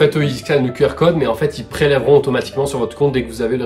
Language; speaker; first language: French; native; French